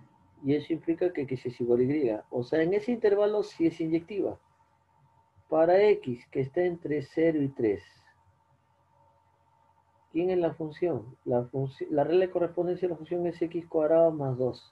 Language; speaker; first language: Spanish; native; Spanish